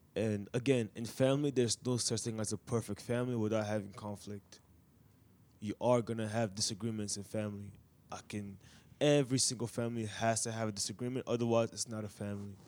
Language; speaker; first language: English; native; English